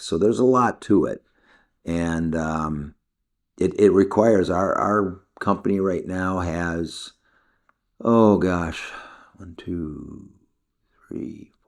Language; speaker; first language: English; native; English